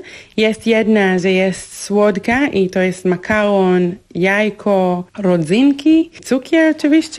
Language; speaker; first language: Polish; non-native, learner; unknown